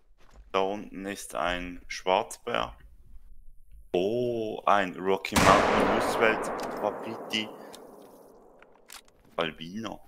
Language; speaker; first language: German; native; German